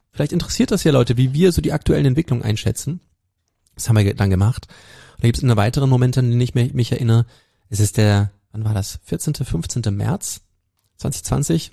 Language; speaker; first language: German; early bilingual, heritage; German